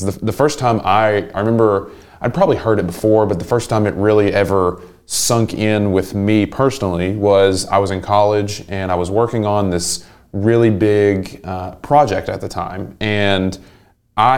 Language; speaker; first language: English; native; English